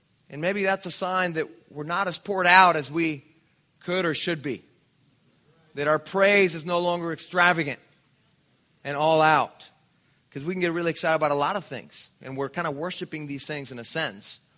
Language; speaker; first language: English; non-native, fluent; Spanish